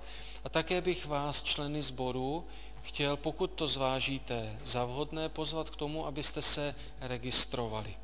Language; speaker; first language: Czech; native; Czech